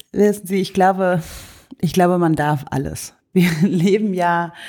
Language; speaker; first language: German; native; German